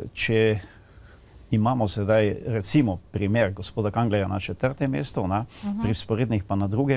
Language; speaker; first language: Slovenian; native; Slovenian